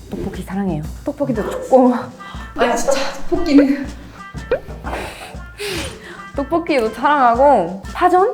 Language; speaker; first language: Korean; non-native, learner; French